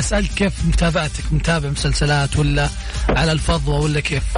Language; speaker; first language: Arabic; native; Arabic